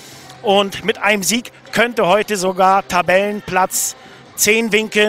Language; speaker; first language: German; native; German